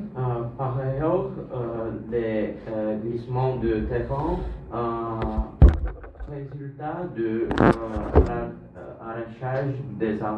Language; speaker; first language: French; non-native, learner; Bulgarian